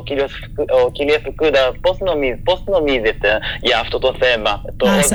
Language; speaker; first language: Greek; non-native, fluent; Japanese